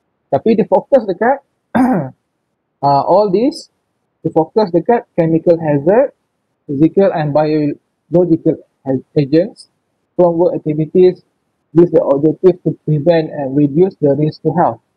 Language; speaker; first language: English; non-native, local second language; Malay